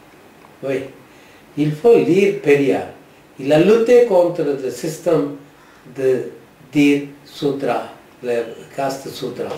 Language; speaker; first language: French; non-native, learner; Tamil